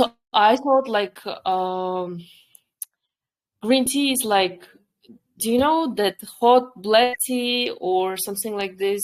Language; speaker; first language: English; non-native, fluent; Kyrgyz